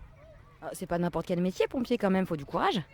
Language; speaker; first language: French; native; French